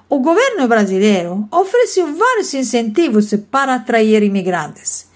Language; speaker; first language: Portuguese; non-native, learner; Italian